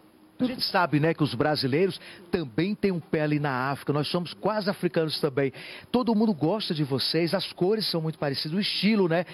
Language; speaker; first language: Portuguese; native; Portuguese